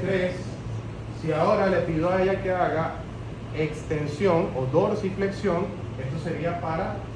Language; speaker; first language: Spanish; native; Spanish